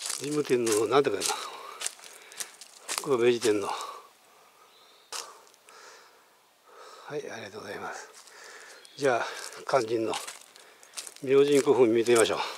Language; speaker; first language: Japanese; native; Japanese